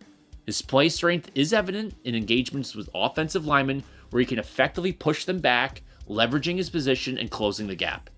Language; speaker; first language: English; native; English